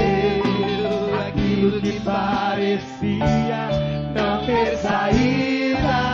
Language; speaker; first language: Portuguese; native; Portuguese